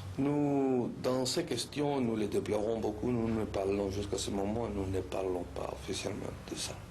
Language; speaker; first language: French; non-native, fluent; Spanish